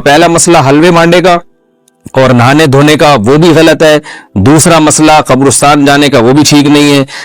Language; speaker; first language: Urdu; non-native, local second language; Pashto